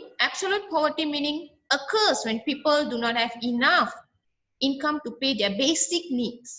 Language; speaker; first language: English; non-native, local second language; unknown